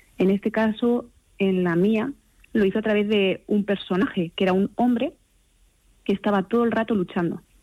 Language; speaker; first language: Spanish; native; Spanish